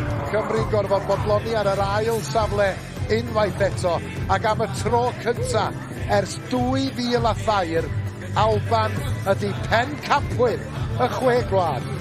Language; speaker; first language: Welsh; native; Welsh